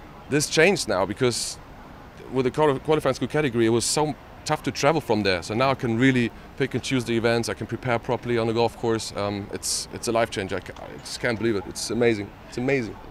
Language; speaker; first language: English; non-native, fluent; German